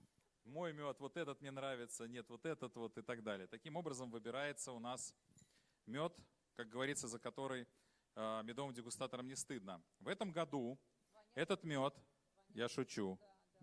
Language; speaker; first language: Russian; native; Russian